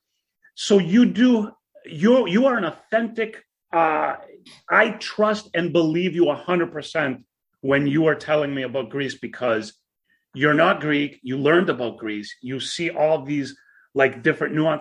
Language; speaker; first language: English; native; English